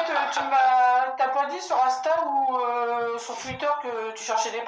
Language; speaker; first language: French; native; French